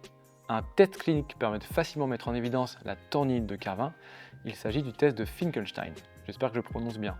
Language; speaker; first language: French; native; French